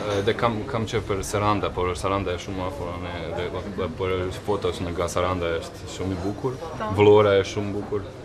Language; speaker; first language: Albanian; non-native, learner; Croatian